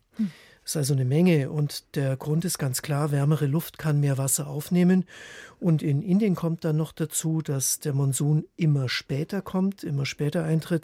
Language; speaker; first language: German; native; German